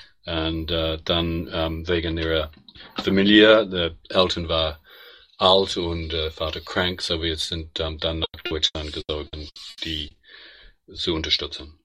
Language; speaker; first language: German; non-native, learner; English